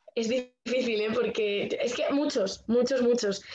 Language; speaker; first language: Spanish; native; Spanish